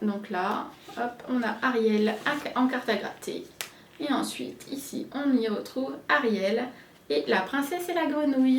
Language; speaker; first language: French; native; French